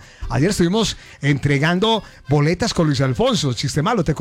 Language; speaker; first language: Spanish; native; Spanish